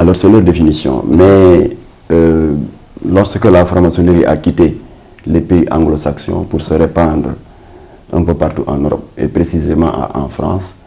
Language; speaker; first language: French; non-native, local second language; Wolof